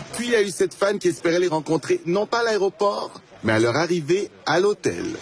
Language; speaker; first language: French; native; French